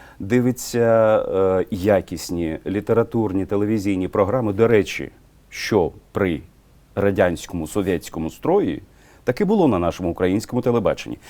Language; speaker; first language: Ukrainian; non-native, local second language; Russian